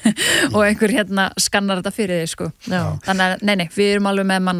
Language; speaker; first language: Icelandic; native; Icelandic